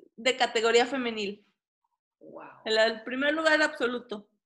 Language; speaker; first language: Spanish; native; Spanish